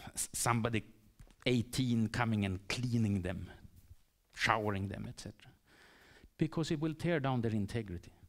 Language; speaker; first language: English; non-native, fluent; Swedish